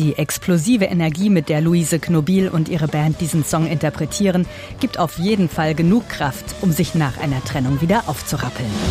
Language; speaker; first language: German; native; German